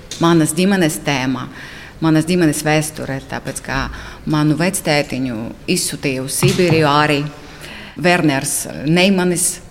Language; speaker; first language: Latvian; non-native, local second language; Russian